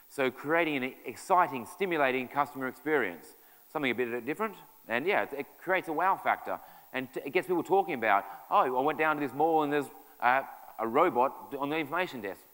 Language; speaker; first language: English; native; English